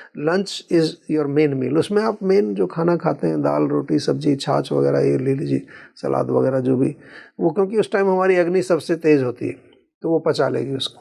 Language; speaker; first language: Hindi; native; Hindi